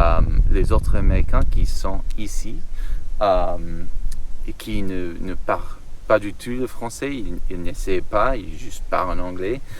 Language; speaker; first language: French; non-native, learner; English